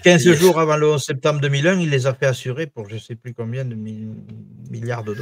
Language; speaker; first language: French; native; French